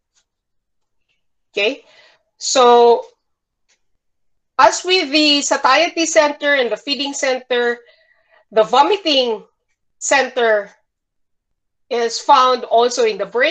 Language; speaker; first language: English; non-native, local second language; Cebuano